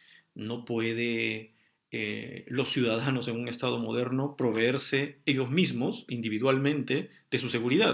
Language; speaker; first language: Spanish; native; Spanish